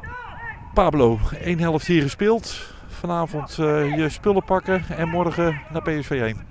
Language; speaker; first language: Dutch; native; Dutch